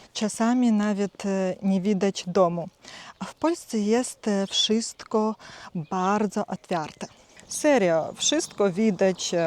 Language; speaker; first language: Polish; non-native, learner; Russian